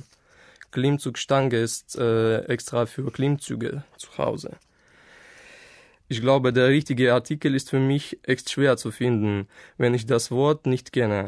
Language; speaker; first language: German; non-native, fluent; Ukrainian